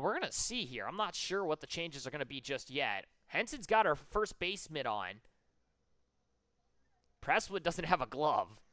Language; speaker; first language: English; native; English